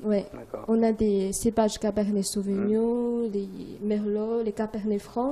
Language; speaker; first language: French; non-native, learner; Chinese